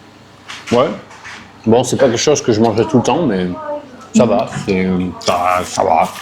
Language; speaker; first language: French; native; French